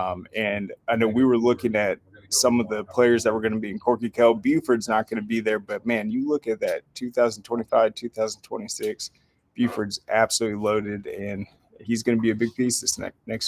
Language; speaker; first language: English; native; English